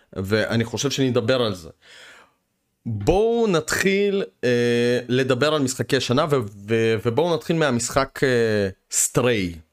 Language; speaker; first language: Hebrew; early bilingual, other home language; Russian